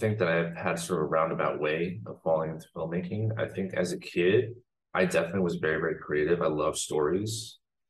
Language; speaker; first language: English; native; English